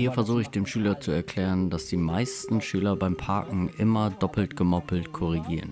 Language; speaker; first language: German; native; German